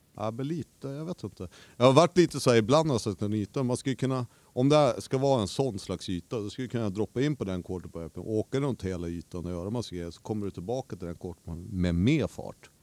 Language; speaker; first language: Swedish; native; Swedish